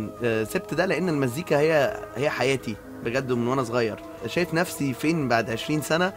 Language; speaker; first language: Arabic; native; Arabic